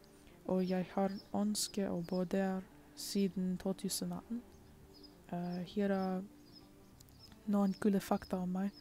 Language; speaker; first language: Norwegian; non-native, learner; English